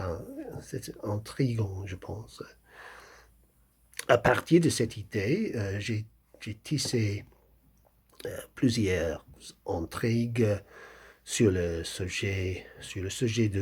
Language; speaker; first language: French; non-native, fluent; English